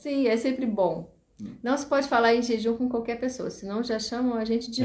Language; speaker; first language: Portuguese; native; Portuguese